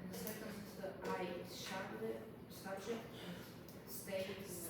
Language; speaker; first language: English; non-native, learner; Russian